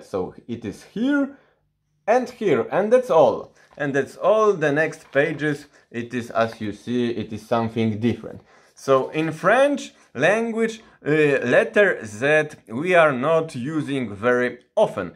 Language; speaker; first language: English; non-native, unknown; Polish